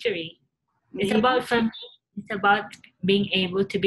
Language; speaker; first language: English; non-native, local second language; Filipino